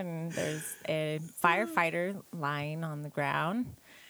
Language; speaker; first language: English; native; English